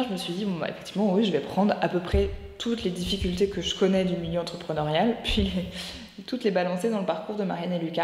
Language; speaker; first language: French; native; French